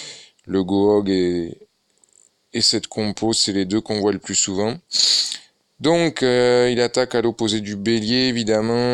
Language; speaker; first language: French; native; French